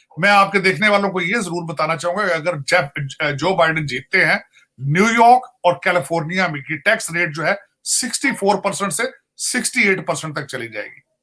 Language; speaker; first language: Urdu; non-native, local second language; Punjabi